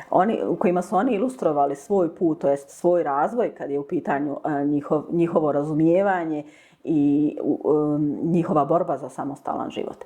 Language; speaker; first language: Bosnian; native; Bosnian